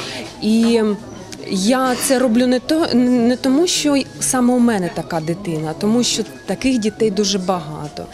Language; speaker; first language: Ukrainian; non-native, local second language; Russian